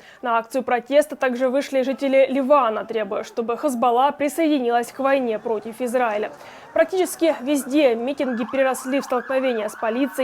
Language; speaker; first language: Russian; native; Russian